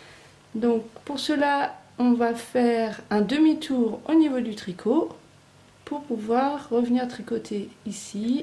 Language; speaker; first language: French; native; French